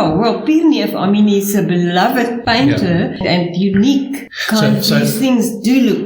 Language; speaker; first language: English; non-native, local second language; Afrikaans